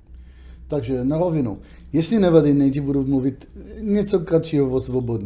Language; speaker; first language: Czech; non-native, learner; Hebrew